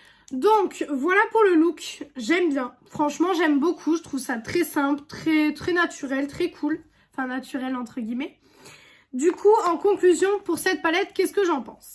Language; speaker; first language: French; native; French